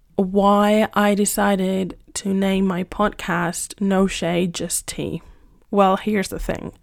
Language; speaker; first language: English; non-native, fluent; Spanish